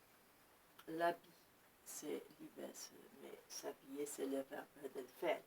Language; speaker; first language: French; non-native, local second language; Arabic